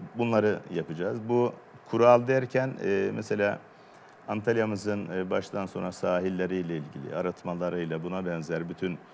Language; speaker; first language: Turkish; native; Turkish